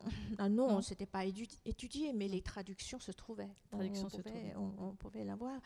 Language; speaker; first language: French; non-native, fluent; Chinese